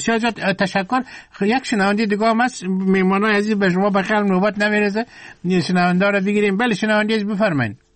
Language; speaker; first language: Persian; native; Persian